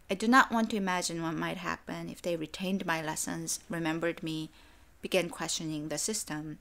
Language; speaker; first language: English; non-native, fluent; Korean